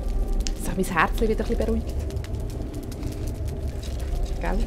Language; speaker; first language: German; native; German